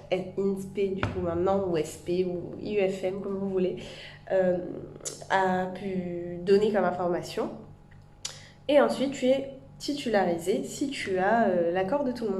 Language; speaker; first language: French; native; French